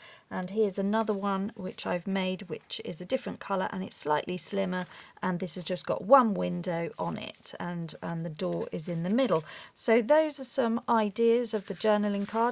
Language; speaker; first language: English; native; English